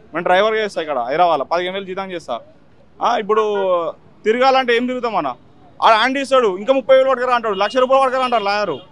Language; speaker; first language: Telugu; native; Telugu